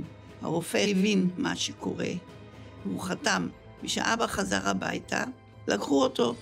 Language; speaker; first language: Hebrew; early bilingual, other home language; Dutch